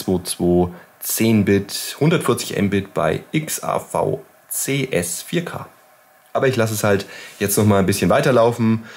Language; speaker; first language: German; native; German